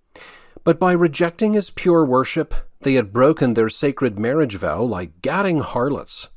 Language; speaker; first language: English; native; English